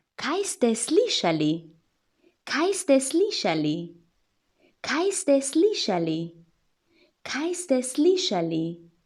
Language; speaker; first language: Slovenian; non-native, fluent; Chinese